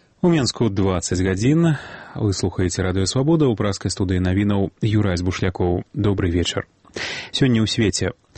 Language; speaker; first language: Belarusian; native; Belarusian